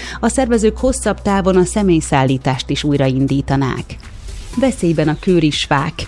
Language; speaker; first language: Hungarian; native; Hungarian